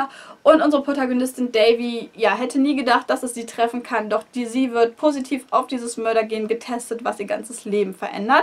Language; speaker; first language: German; native; German